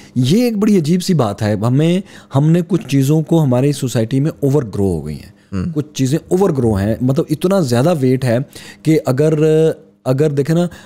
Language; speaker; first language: Urdu; non-native, local second language; Punjabi